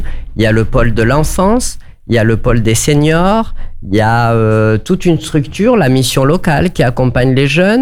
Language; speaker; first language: French; native; French